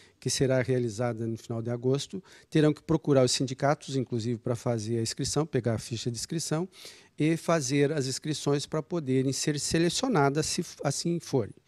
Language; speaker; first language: Portuguese; native; Portuguese